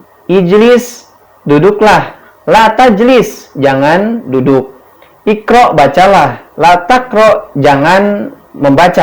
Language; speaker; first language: Indonesian; native; Indonesian